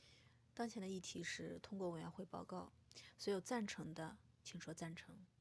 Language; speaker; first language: Chinese; native; Chinese